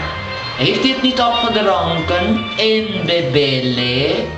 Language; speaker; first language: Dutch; non-native, local second language; Papiamento